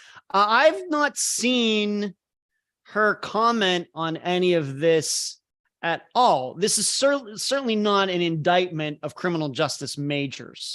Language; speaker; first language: English; native; English